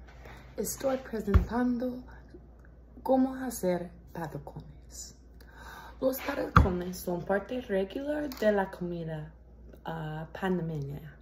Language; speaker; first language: Spanish; non-native, learner; English